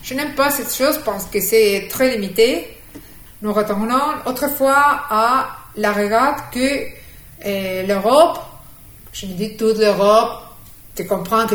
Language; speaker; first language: French; non-native, fluent; Spanish